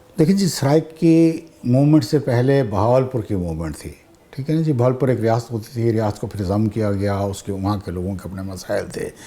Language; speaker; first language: Urdu; non-native, local second language; Saraiki